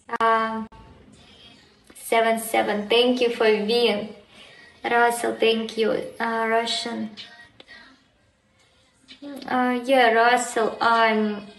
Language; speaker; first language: English; non-native, learner; Russian